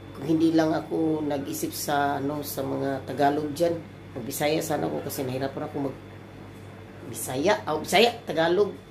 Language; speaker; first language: Filipino; non-native, local second language; Cebuano